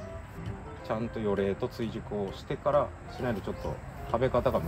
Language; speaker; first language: Japanese; native; Japanese